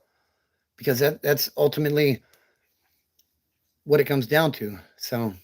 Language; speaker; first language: English; native; English